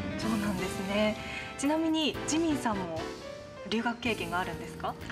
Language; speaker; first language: Japanese; native; Japanese